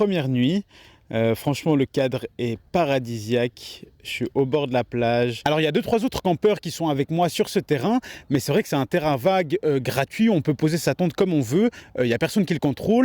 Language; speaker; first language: French; native; French